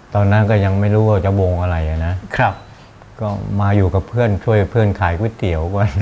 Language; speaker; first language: Thai; native; Thai